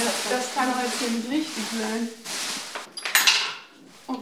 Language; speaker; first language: German; native; German